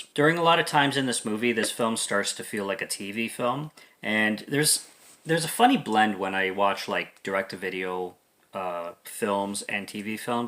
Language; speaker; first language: English; native; English